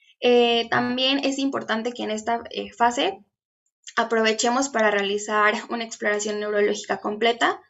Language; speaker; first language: Spanish; native; Spanish